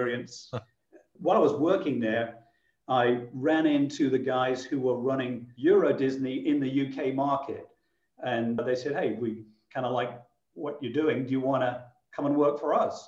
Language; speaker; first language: English; native; English